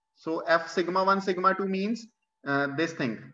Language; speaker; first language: English; non-native, local second language; Punjabi